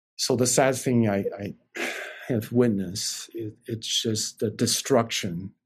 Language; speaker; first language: English; non-native, fluent; Chinese